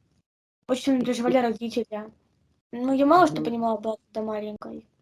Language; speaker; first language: Russian; native; Russian